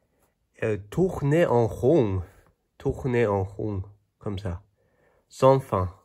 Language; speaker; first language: French; non-native, fluent; Chinese